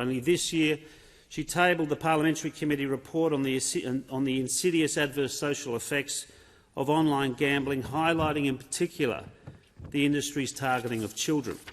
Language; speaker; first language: English; native; English